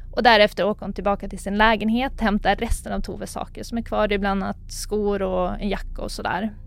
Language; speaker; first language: Swedish; native; Swedish